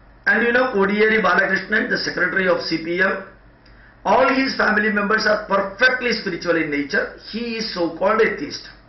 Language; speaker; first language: English; non-native, local second language; Malayalam